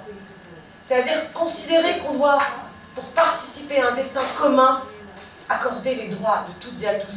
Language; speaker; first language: French; native; French